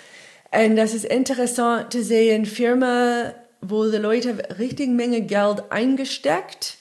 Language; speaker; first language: German; non-native, learner; English